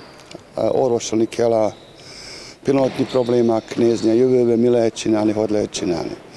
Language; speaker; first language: Hungarian; non-native, learner; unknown